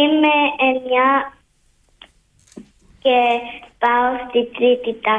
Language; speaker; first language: Greek; early bilingual, heritage; Greek